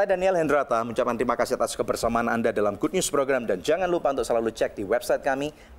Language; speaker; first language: Indonesian; native; Indonesian